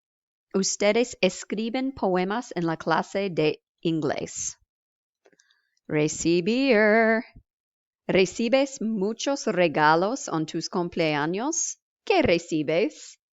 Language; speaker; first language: Spanish; non-native, fluent; English